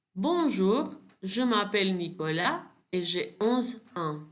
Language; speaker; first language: French; non-native, fluent; Macedonian